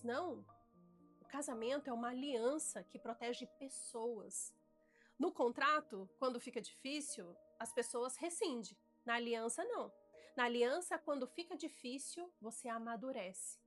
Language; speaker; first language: Portuguese; native; Portuguese